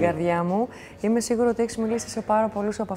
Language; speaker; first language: Greek; native; Greek